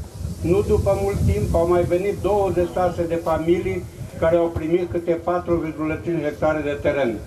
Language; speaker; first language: Romanian; native; Romanian